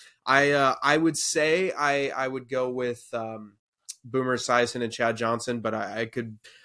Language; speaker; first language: English; native; English